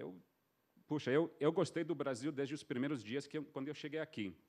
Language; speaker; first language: Portuguese; non-native, fluent; English